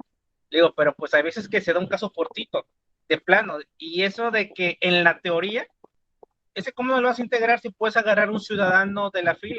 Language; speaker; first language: Spanish; native; Spanish